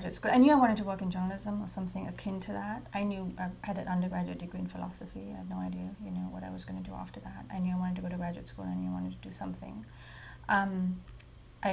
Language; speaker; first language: English; non-native, local second language; Hindi